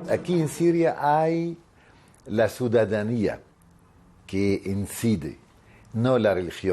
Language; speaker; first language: Spanish; non-native, fluent; Arabic